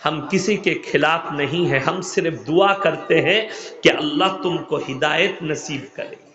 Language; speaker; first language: Hindi; non-native, local second language; Bangla